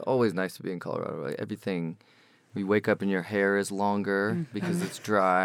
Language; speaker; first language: English; native; English